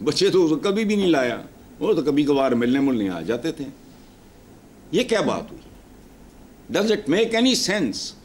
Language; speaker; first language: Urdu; non-native, local second language; Punjabi